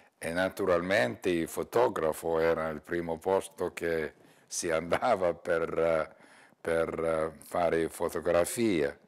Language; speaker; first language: Italian; non-native, learner; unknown